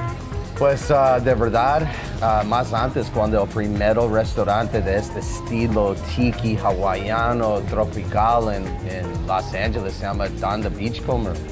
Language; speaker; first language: Spanish; non-native, learner; English